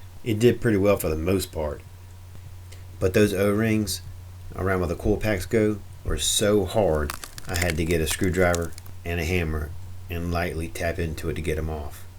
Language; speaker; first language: English; native; English